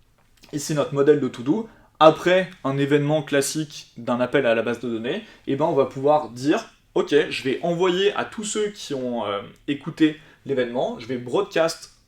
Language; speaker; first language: French; native; French